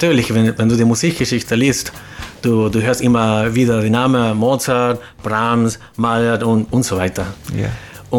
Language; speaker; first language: German; non-native, fluent; Spanish